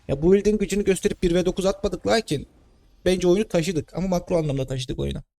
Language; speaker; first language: Turkish; native; Turkish